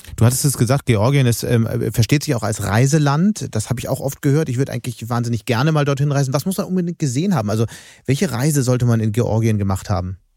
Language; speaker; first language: German; native; German